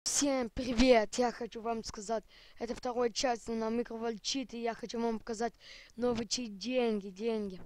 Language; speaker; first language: Russian; early bilingual, heritage; Russian